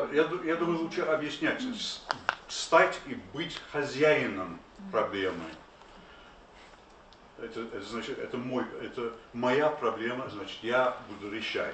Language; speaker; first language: Russian; non-native, fluent; English